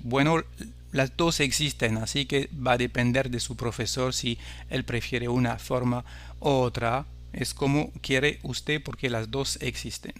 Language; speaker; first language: Spanish; non-native, fluent; French